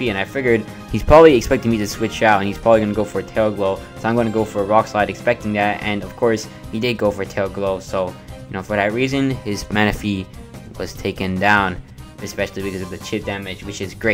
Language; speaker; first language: English; native; English